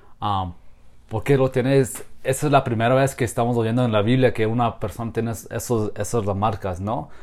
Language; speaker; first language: Spanish; non-native, fluent; English